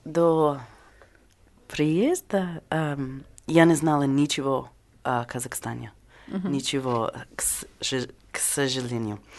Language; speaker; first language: Russian; non-native, learner; English